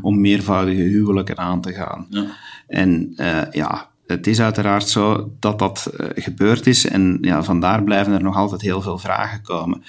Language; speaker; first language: Dutch; native; Dutch